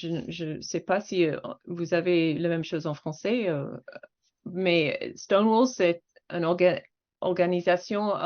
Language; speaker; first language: French; non-native, fluent; English